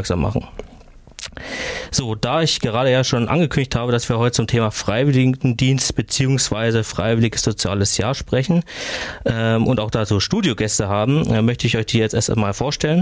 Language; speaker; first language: German; native; German